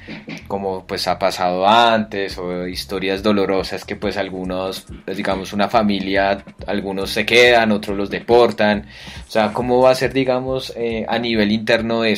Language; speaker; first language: Spanish; native; Spanish